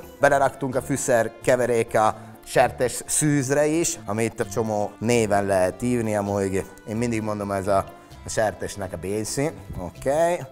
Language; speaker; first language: Hungarian; non-native, fluent; Italian